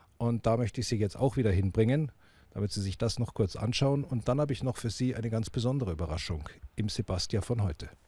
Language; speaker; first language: German; native; German